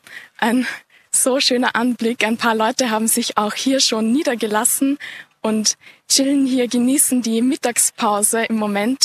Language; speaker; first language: German; native; German